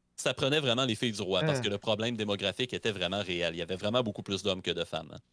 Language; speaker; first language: French; native; French